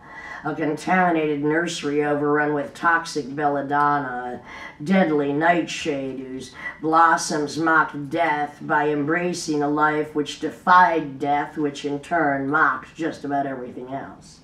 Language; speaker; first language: English; native; English